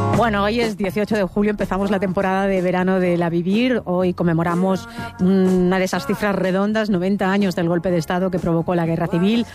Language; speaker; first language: Spanish; native; Spanish